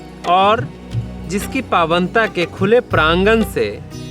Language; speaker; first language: Hindi; native; Hindi